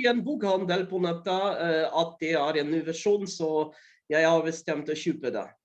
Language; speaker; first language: Norwegian; non-native, fluent; Polish